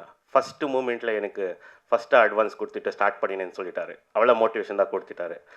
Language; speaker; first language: Tamil; non-native, fluent; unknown